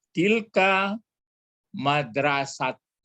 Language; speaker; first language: Arabic; non-native, fluent; Indonesian